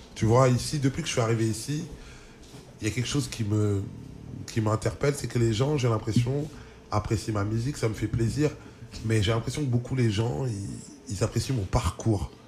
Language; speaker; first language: French; early bilingual, other home language; Lingala